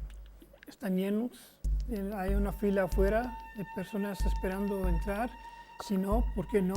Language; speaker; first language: Spanish; non-native, fluent; English